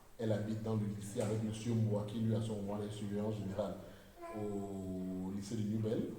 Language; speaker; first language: French; non-native, local second language; Basaa